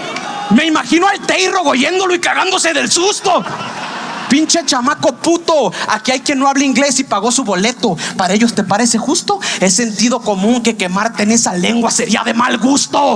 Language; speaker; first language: Spanish; native; Spanish